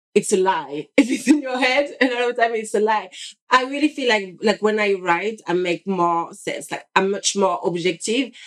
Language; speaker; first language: English; non-native, fluent; French